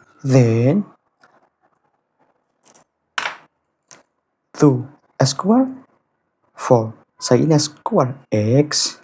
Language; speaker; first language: English; non-native, fluent; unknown